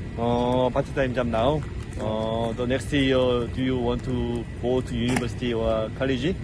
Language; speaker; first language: English; non-native, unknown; Korean